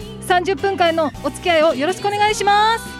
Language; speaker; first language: Japanese; native; Japanese